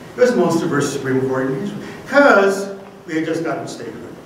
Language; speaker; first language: English; native; English